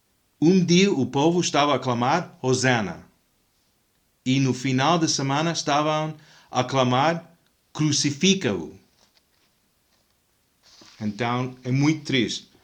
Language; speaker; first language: Portuguese; non-native, fluent; English